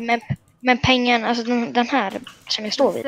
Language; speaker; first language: Swedish; native; Swedish